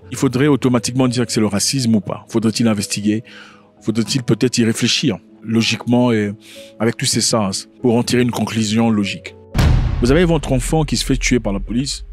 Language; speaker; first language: French; non-native, local second language; Lingala